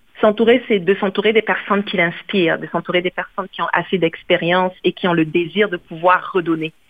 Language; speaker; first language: French; non-native, local second language; Kongo